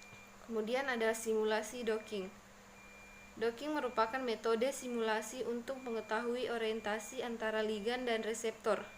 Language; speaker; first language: Indonesian; native; Indonesian